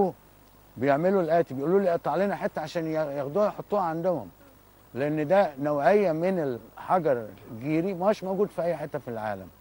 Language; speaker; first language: Arabic; native; Arabic